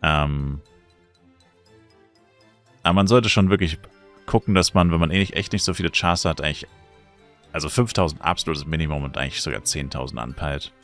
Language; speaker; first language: German; native; German